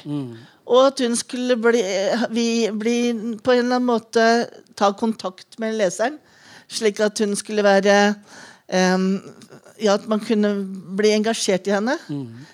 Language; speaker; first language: Norwegian; native; Norwegian